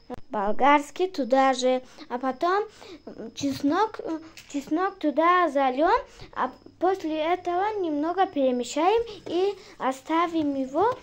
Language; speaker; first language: Russian; non-native, learner; Tajik